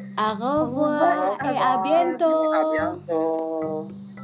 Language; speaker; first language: French; non-native, learner; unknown